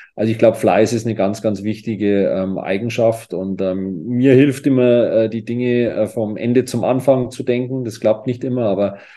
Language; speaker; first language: German; native; German